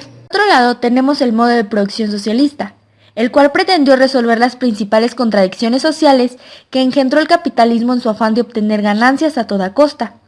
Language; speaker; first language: Spanish; native; Spanish